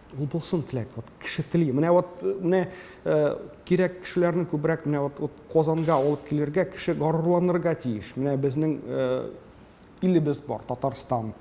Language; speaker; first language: Tatar; early bilingual, heritage; Tatar